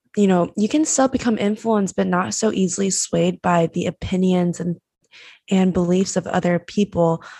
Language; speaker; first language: English; non-native, fluent; Chinese